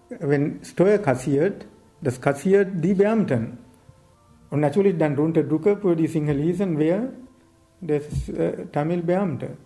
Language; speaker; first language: German; non-native, learner; Sinhala